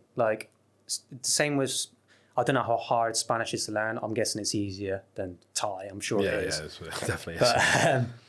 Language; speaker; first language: English; native; English